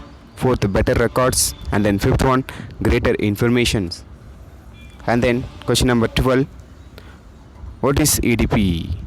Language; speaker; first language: English; non-native, local second language; Tamil